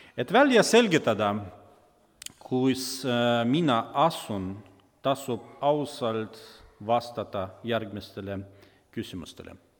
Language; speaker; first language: Estonian; non-native, local second language; Russian